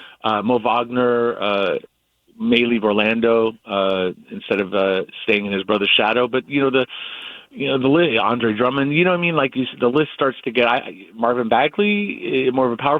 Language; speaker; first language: English; native; English